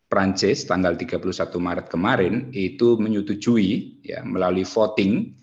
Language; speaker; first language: Indonesian; native; Indonesian